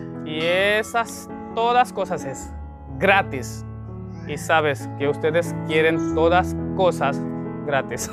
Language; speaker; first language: Spanish; non-native, learner; Hindi